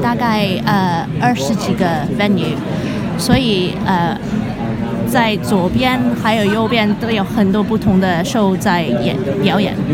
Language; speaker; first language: Chinese; non-native, local second language; Cantonese